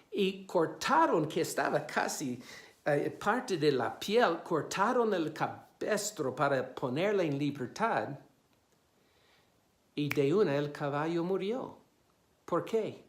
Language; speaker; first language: Spanish; non-native, fluent; English